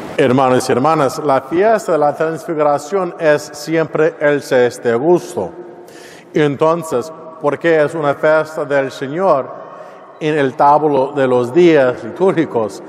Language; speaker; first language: Spanish; non-native, learner; English